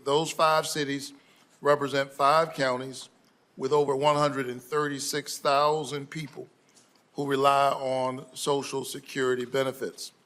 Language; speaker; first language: English; native; English